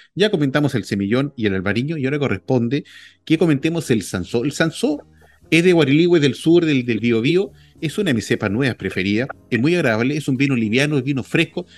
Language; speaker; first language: Spanish; native; Spanish